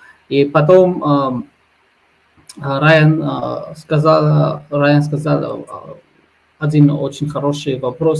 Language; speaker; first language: Russian; non-native, fluent; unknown